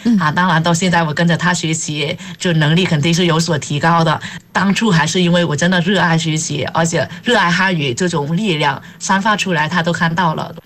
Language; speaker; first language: Chinese; non-native, fluent; Vietnamese